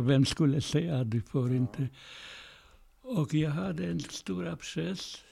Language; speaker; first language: Swedish; non-native, fluent; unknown